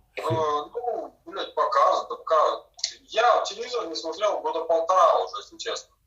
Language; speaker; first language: Russian; native; Russian